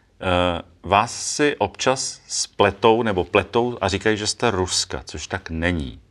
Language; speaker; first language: Czech; native; Czech